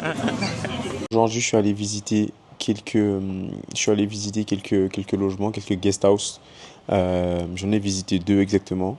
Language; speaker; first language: French; native; French